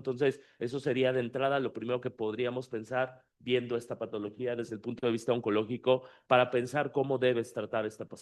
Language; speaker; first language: Spanish; native; Spanish